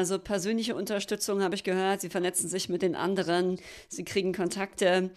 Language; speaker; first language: German; native; German